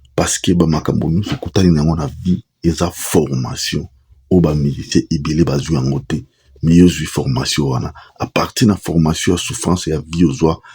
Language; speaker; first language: Lingala; native; Lingala